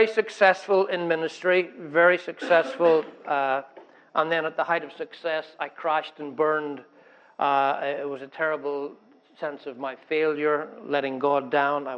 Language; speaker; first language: English; native; English